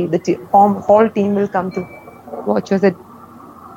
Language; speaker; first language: English; non-native, local second language; Malayalam